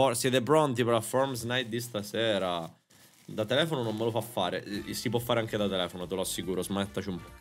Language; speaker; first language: Italian; native; Italian